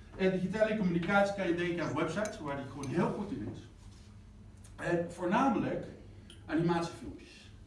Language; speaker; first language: Dutch; non-native, fluent; Spanish